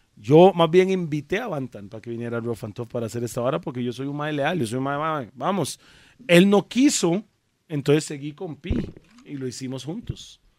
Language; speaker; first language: Spanish; early bilingual, other home language; English